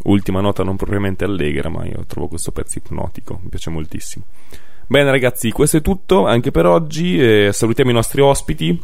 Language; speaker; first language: Italian; native; Italian